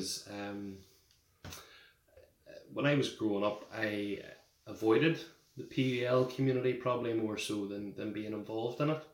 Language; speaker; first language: English; native; English